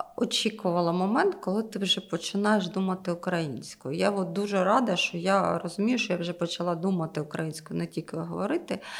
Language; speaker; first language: Ukrainian; non-native, local second language; Russian